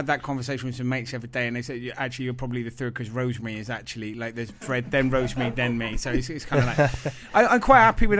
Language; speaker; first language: English; native; English